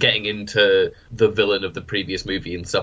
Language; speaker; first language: English; native; English